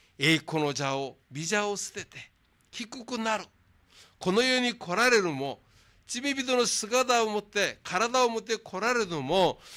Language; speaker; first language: Japanese; non-native, fluent; Korean